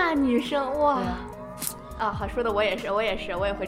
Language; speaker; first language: Chinese; native; Chinese